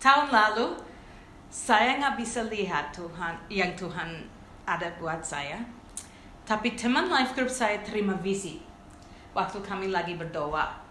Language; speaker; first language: Indonesian; non-native, fluent; English